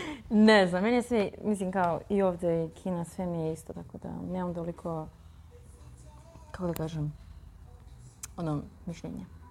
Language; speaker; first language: Croatian; non-native, learner; Chinese